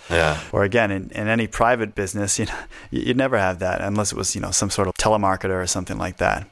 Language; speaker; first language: English; native; English